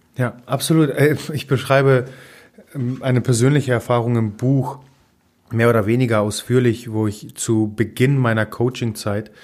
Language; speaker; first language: German; non-native, fluent; Polish